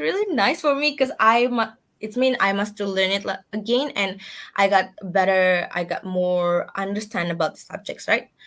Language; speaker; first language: English; non-native, learner; Indonesian